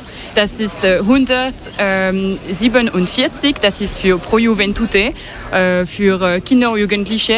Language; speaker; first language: German; non-native, local second language; French